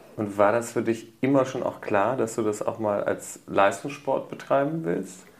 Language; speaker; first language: German; native; German